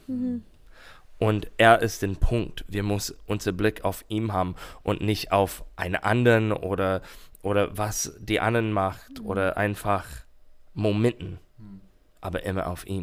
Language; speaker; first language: German; non-native, fluent; English